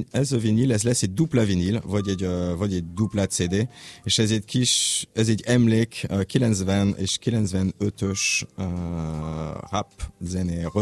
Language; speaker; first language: Hungarian; non-native, learner; French